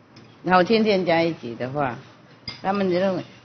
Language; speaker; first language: Chinese; non-native, fluent; Vietnamese